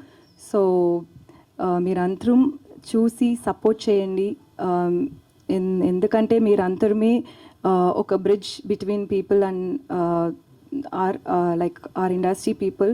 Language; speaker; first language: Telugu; non-native, learner; Tamil